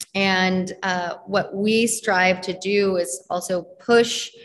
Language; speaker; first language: English; native; English